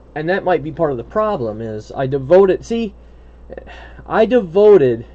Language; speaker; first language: English; native; English